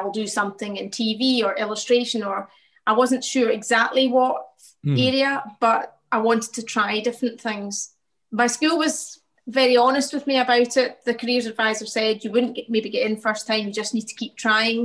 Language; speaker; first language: English; native; English